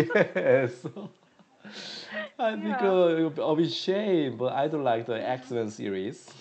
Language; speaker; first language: English; non-native, learner; Korean